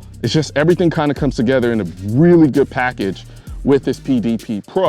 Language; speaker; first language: English; native; English